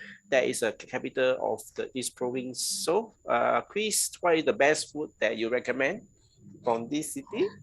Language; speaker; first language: English; non-native, local second language; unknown